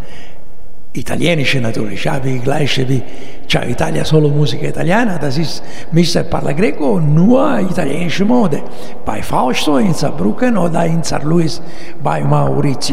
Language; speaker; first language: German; non-native, learner; Italian